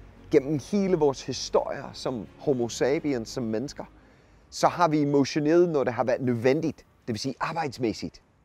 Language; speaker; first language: Danish; non-native, fluent; English